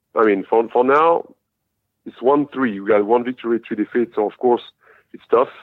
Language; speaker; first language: English; non-native, fluent; French